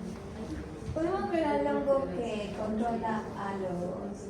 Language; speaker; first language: Spanish; native; Spanish